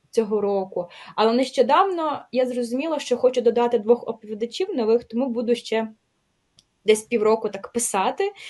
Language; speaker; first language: Ukrainian; native; Ukrainian